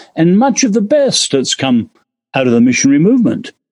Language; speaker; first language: English; native; English